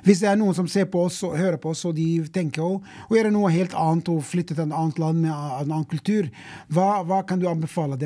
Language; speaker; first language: Norwegian; non-native, fluent; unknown